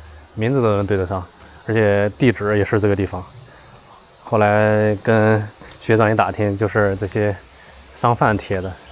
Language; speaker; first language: Chinese; native; Chinese